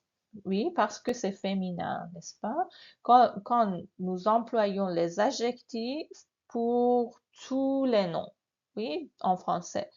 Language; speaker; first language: French; non-native, fluent; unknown